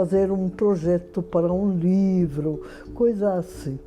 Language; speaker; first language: Portuguese; non-native, fluent; Hungarian